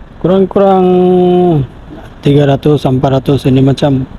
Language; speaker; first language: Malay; non-native, learner; Bangla